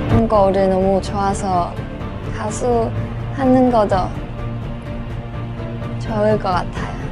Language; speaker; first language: Korean; non-native, learner; Chinese